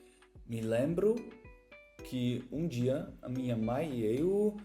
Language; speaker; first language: Portuguese; non-native, learner; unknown